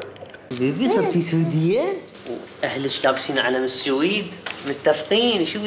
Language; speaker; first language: Arabic; native; Arabic